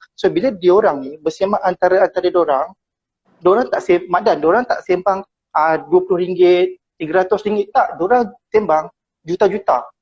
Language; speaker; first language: Malay; native; Malay